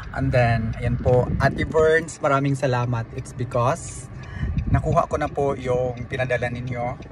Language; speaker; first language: Filipino; non-native, local second language; Cebuano